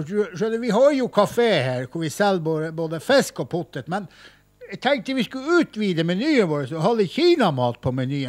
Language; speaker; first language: Norwegian; native; Norwegian